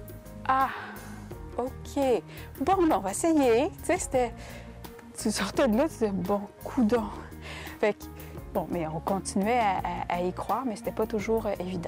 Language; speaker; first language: French; native; French